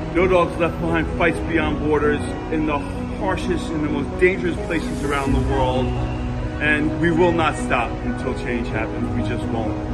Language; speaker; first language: English; native; English